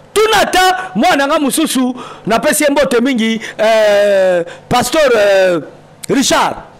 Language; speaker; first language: Lingala; native; Lingala